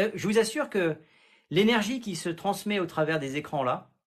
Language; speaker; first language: French; native; French